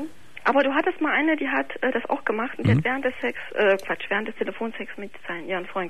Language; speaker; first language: German; native; German